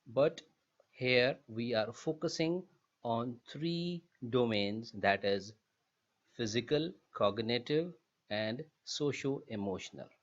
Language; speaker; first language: English; non-native, local second language; Urdu